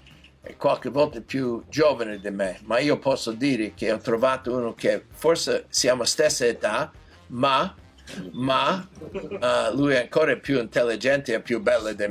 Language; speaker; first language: Italian; non-native, learner; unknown